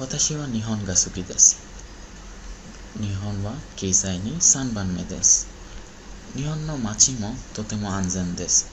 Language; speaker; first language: Japanese; non-native, learner; Bangla